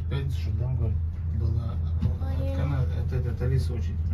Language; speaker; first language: Russian; native; Russian